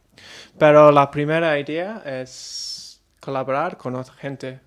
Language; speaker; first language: Spanish; non-native, learner; English